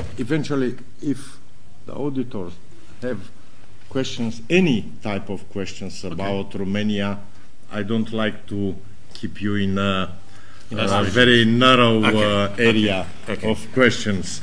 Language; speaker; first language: English; non-native, learner; Romanian